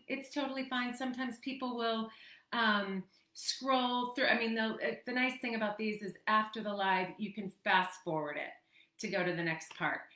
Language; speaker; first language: English; native; English